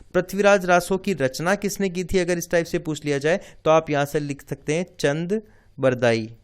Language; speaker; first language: Hindi; native; Hindi